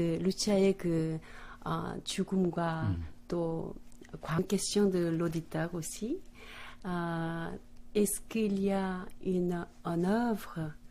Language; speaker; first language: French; non-native, fluent; Korean